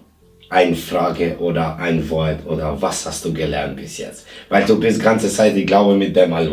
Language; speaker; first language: German; non-native, learner; Albanian